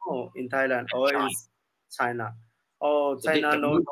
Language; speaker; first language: English; non-native, learner; Chinese